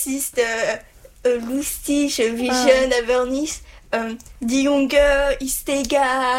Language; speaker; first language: German; non-native, learner; French